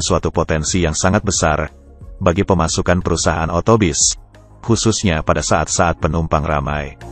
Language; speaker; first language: Indonesian; native; Indonesian